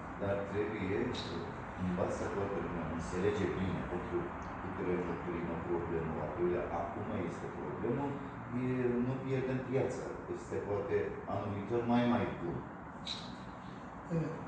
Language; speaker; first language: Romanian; non-native, learner; Turkish